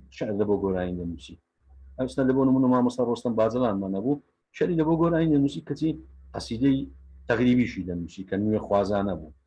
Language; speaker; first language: Central Kurdish; native; Central Kurdish